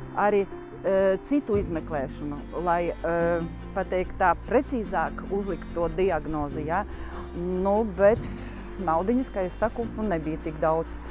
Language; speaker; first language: Latvian; non-native, local second language; Russian